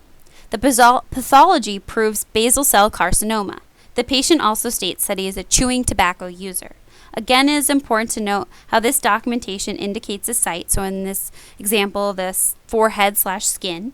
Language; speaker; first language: English; native; English